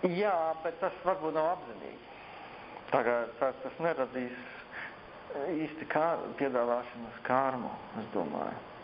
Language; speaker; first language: Latvian; early bilingual, heritage; Latvian